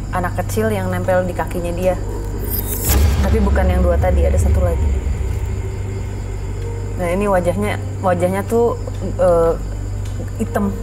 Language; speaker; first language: Indonesian; native; Indonesian